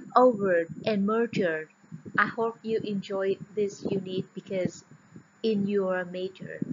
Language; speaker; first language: English; non-native, fluent; Vietnamese